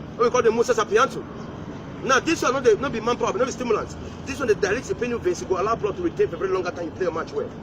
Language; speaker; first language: Nigerian Pidgin; non-native, local second language; Yoruba